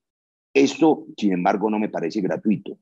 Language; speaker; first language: Spanish; native; Spanish